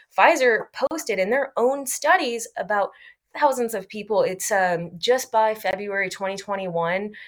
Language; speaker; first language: English; native; English